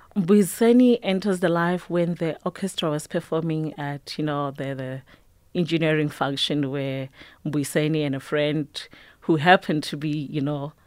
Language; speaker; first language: English; non-native, local second language; Tswana